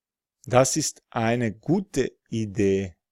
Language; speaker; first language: German; non-native, fluent; Serbian